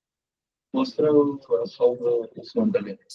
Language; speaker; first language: Portuguese; native; Portuguese